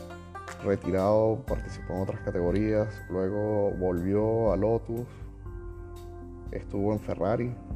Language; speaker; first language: Spanish; native; Spanish